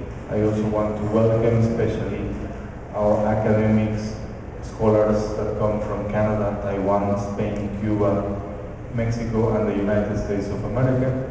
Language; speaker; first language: English; non-native, fluent; Spanish